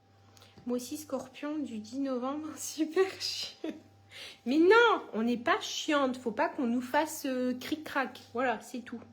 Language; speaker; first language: French; native; French